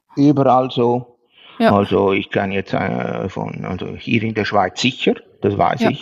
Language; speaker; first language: German; non-native, fluent; Italian